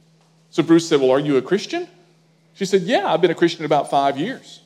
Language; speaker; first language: English; native; English